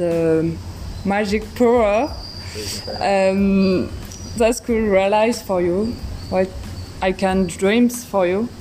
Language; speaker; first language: English; non-native, learner; French